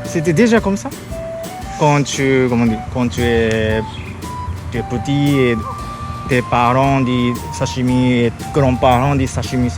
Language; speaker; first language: French; non-native, learner; Japanese